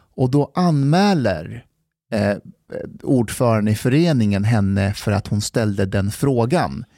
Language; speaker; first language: Swedish; early bilingual, other home language; Persian